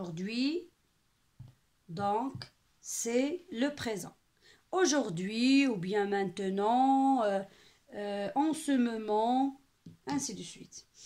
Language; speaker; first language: French; non-native, local second language; Arabic